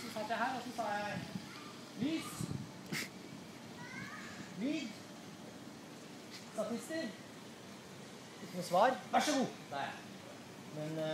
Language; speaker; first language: Norwegian; native; Norwegian